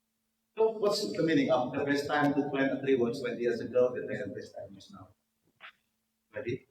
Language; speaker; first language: English; non-native, learner; Indonesian